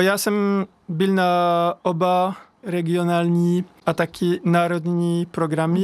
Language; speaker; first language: Czech; non-native, fluent; French